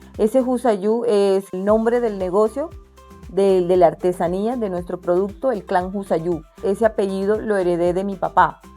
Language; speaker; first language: Spanish; non-native, local second language; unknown